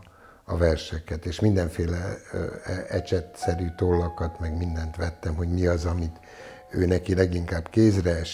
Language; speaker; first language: Hungarian; native; Hungarian